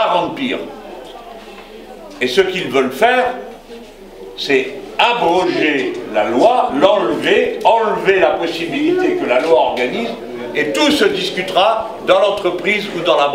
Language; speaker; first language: French; native; French